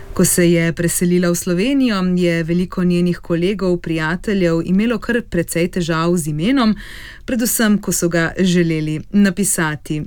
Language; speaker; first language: Slovenian; native; Slovenian